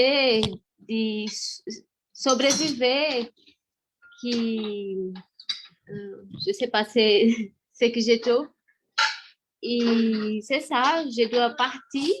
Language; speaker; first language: French; non-native, fluent; Portuguese